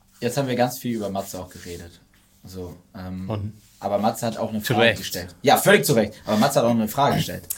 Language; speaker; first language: German; native; German